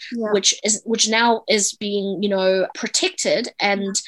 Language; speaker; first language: English; native; English